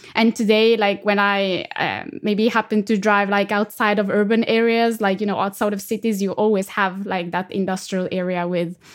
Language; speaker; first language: English; non-native, fluent; Italian